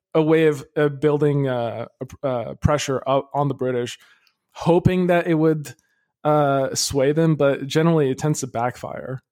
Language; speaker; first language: English; early bilingual, other home language; Arabic